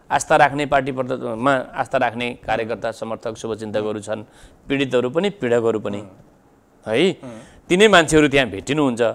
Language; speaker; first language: Nepali; native; Nepali